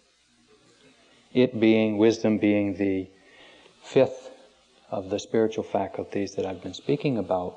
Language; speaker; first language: English; native; English